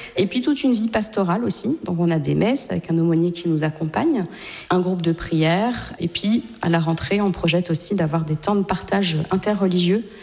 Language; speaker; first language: French; native; French